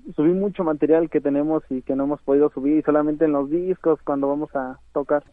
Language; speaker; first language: Spanish; non-native, local second language; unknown